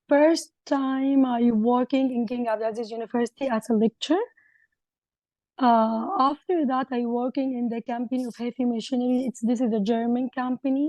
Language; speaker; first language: English; non-native, learner; Arabic